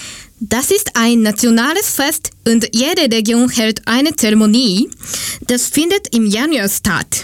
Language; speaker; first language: German; non-native, learner; Japanese